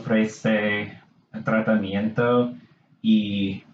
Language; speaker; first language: Spanish; non-native, learner; English